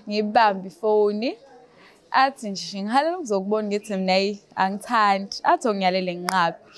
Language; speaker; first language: Zulu; native; Zulu